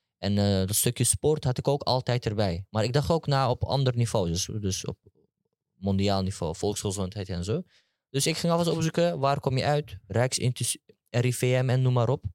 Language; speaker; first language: Dutch; early bilingual, other home language; Turkish